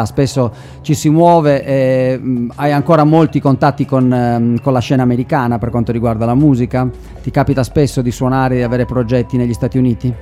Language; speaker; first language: Italian; native; Italian